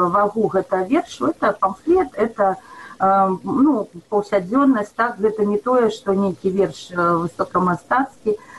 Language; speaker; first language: Belarusian; native; Belarusian